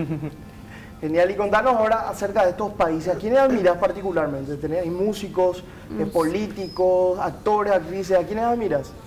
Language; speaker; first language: Spanish; native; Spanish